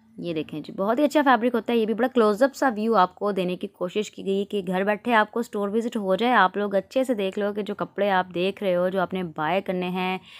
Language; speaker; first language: Hindi; native; Hindi